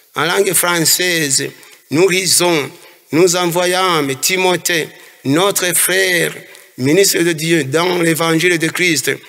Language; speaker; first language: French; non-native, local second language; Kinyarwanda